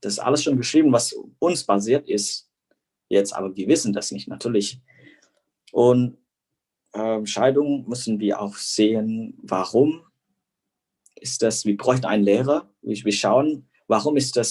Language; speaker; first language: German; non-native, fluent; Indonesian